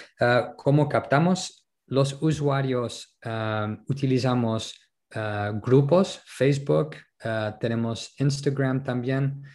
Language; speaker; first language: Spanish; non-native, local second language; French